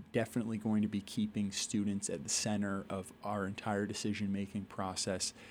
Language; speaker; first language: English; native; English